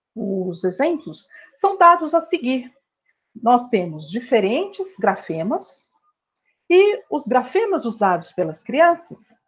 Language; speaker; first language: Portuguese; native; Portuguese